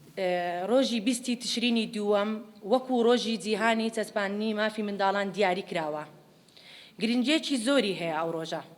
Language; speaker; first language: Central Kurdish; native; Central Kurdish